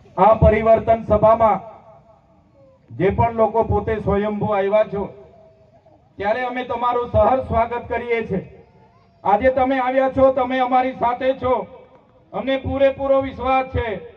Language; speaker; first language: Gujarati; non-native, local second language; Vasavi